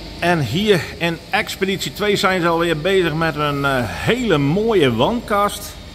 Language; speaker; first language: Dutch; non-native, local second language; Western Frisian